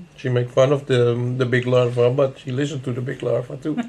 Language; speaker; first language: English; non-native, fluent; Dutch